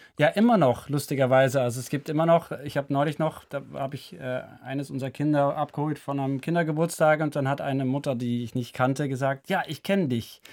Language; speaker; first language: German; non-native, fluent; Dutch